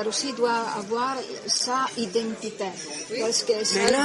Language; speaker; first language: French; non-native, learner; Italian